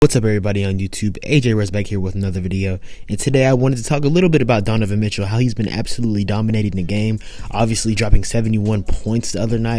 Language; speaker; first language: English; native; English